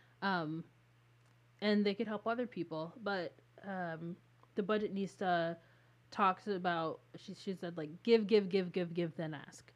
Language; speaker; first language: English; native; English